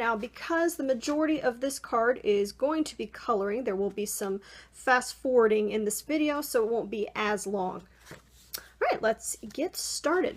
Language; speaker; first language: English; native; English